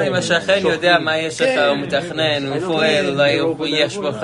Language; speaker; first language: Hebrew; non-native, fluent; English